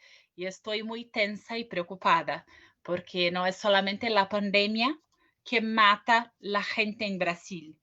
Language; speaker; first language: Spanish; non-native, fluent; Portuguese